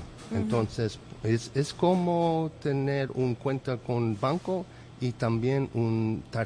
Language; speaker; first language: Spanish; non-native, learner; English